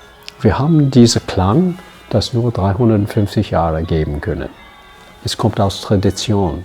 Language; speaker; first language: German; non-native, learner; English